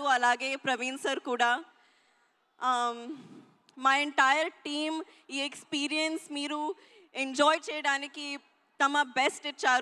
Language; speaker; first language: Telugu; non-native, learner; Hindi